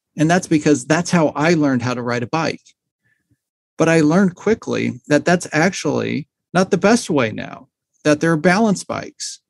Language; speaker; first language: English; native; English